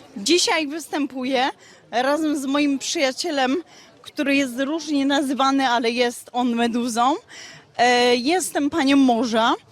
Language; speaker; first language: Polish; native; Polish